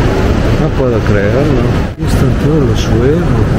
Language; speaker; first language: Spanish; non-native, fluent; Italian